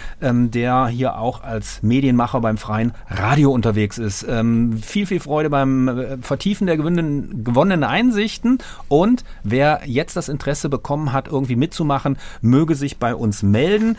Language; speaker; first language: German; native; German